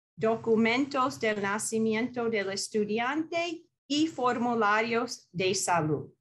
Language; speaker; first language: Spanish; non-native, fluent; English